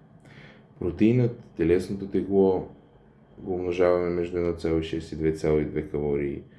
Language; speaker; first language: Bulgarian; native; Bulgarian